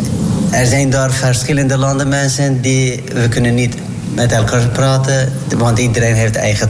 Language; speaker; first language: Dutch; non-native, learner; Turkish